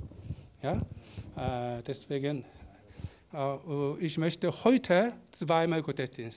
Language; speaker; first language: German; non-native, learner; Korean